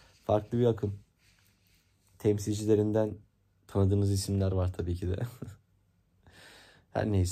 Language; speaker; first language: Turkish; native; Turkish